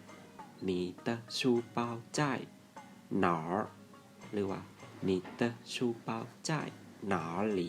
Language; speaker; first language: Chinese; non-native, fluent; Lao